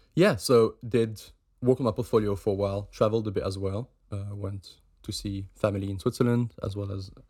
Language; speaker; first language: English; non-native, fluent; German